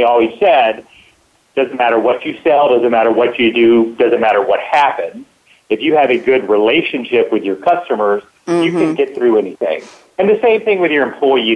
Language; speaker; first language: English; native; English